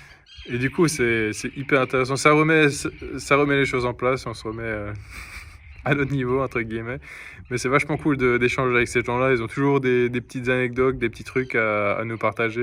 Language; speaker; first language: French; native; French